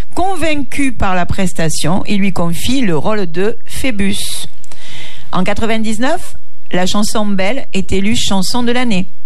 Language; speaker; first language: French; native; French